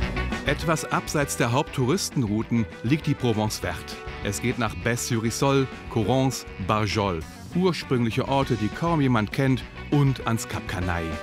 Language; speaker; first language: German; native; German